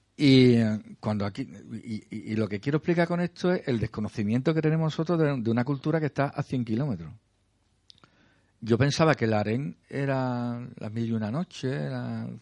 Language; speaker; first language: Spanish; native; Spanish